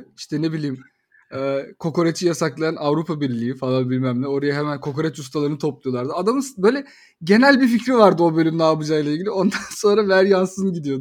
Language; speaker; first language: Turkish; native; Turkish